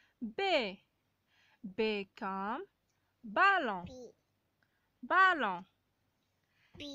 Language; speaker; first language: French; non-native, local second language; Arabic